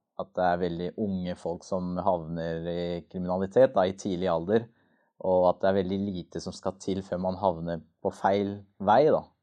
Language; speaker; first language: Norwegian; native; Norwegian